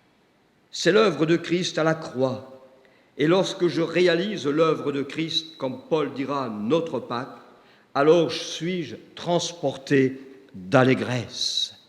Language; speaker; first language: French; native; French